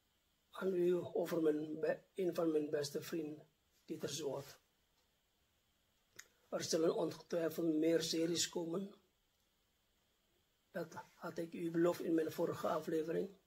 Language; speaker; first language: Dutch; non-native, fluent; Indonesian